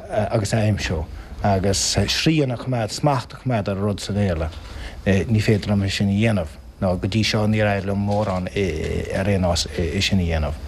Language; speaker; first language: Irish; non-native, local second language; English